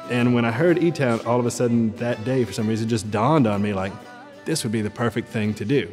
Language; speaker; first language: English; native; English